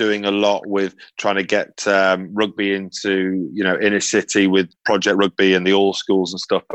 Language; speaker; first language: English; native; English